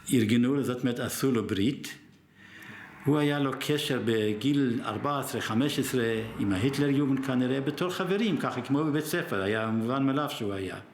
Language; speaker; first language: Hebrew; early bilingual, other home language; German